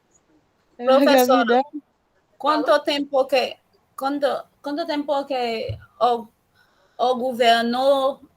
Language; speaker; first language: Portuguese; non-native, learner; Haitian Creole